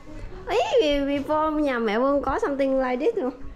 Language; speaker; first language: Vietnamese; non-native, learner; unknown